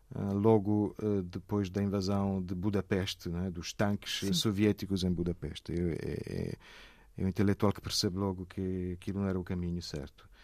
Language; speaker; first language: Portuguese; non-native, fluent; Italian